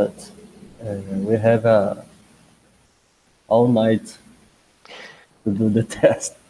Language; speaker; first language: English; non-native, learner; Portuguese